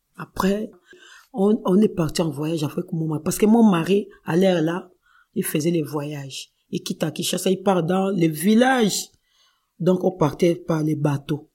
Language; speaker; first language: French; non-native, local second language; Kongo